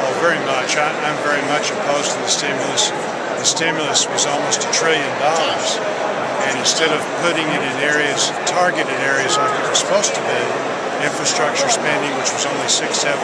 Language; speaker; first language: English; native; English